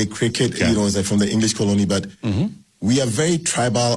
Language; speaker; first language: English; non-native, local second language; Akan